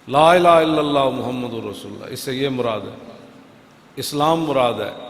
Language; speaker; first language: Urdu; non-native, local second language; Punjabi